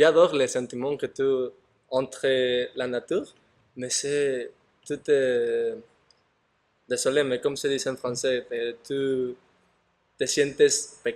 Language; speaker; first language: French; non-native, learner; Spanish